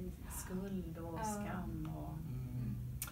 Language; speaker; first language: Swedish; native; Swedish